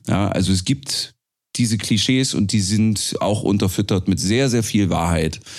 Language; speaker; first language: German; native; German